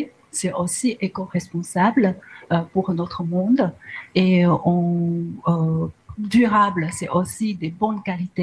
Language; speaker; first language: French; non-native, learner; Chinese